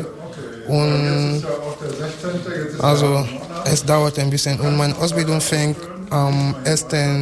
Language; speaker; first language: German; non-native, learner; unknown